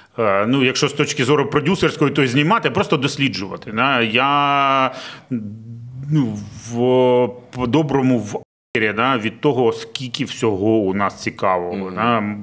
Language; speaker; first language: Ukrainian; non-native, local second language; Russian